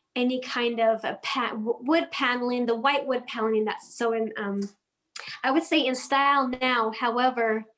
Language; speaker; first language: English; non-native, fluent; Danish